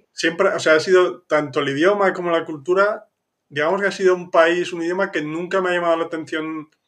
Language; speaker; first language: Spanish; native; Spanish